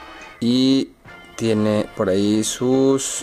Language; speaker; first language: Spanish; native; Spanish